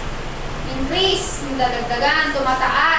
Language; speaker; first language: Filipino; native; Filipino